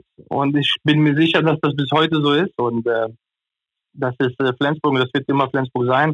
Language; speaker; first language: German; non-native, fluent; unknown